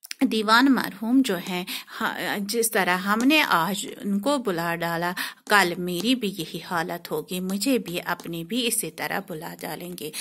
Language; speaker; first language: Urdu; non-native, local second language; Kashmiri